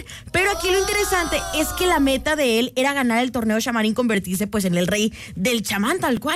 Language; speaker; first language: Spanish; native; Spanish